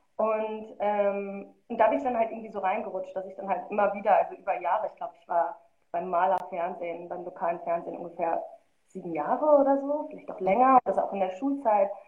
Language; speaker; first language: German; early bilingual, other home language; Arabic